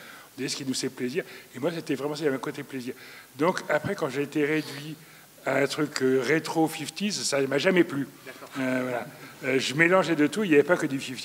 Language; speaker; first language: French; native; French